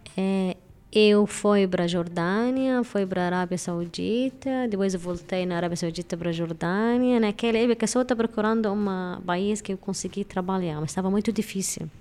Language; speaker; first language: Portuguese; non-native, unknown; Arabic